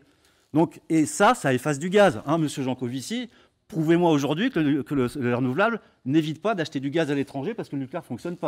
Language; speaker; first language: French; native; French